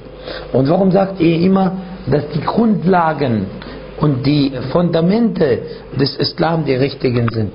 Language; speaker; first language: German; non-native, fluent; Arabic